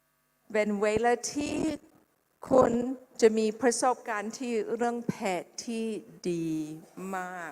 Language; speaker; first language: Thai; non-native, fluent; English